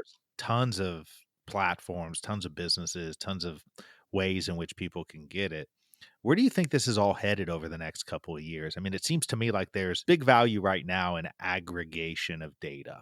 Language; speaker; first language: English; native; English